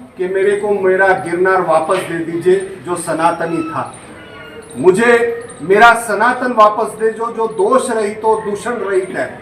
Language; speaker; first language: Hindi; non-native, local second language; Gujarati